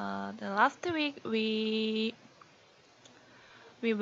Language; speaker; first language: English; non-native, learner; Korean